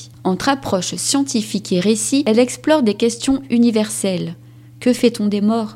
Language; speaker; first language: French; native; French